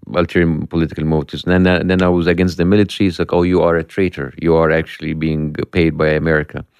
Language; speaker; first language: English; non-native, fluent; Arabic